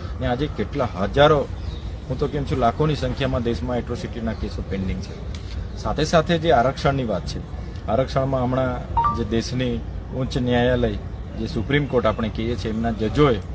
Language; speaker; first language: Gujarati; non-native, local second language; Vasavi